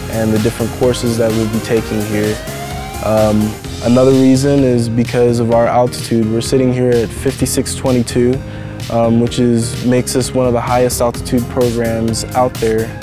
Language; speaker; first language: English; native; English